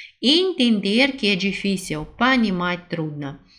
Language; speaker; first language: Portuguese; non-native, fluent; Russian